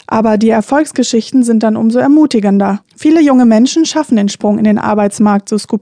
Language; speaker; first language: German; native; German